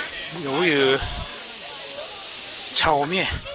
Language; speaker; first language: Chinese; non-native, learner; Japanese